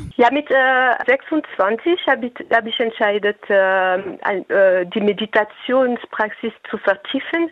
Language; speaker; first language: German; non-native, fluent; French